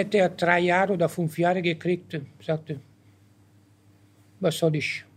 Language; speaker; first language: German; non-native, learner; Italian